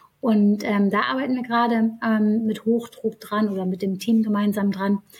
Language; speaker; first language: German; early bilingual, other home language; Turkish